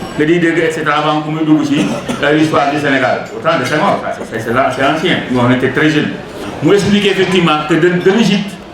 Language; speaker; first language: Wolof; non-native, local second language; Serer